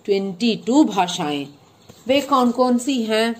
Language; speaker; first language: Hindi; non-native, local second language; Malayalam